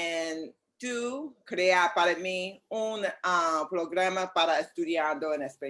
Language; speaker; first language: Spanish; non-native, learner; English